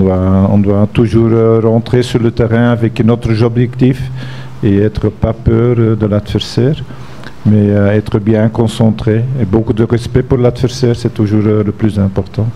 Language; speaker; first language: French; non-native, fluent; Dutch